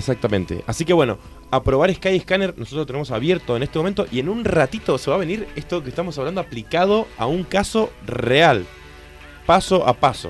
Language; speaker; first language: Spanish; native; Spanish